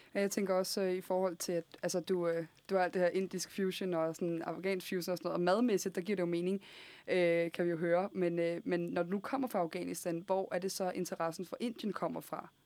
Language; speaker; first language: Danish; native; Danish